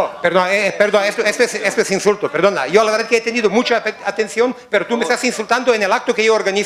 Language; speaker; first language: Spanish; native; Spanish